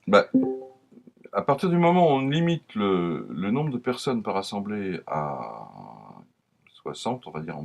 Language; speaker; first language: French; native; French